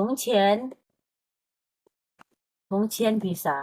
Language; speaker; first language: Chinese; non-native, fluent; Indonesian